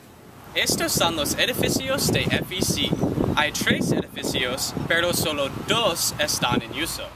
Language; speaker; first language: Spanish; non-native, learner; English